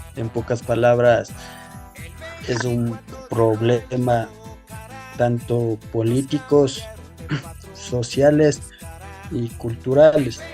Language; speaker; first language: Spanish; non-native, local second language; Quechua